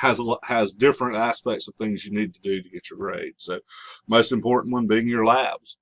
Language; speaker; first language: English; native; English